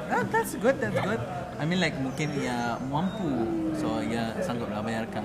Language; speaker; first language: English; non-native, local second language; Malay